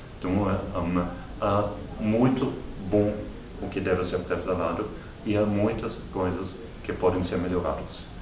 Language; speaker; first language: Portuguese; non-native, fluent; German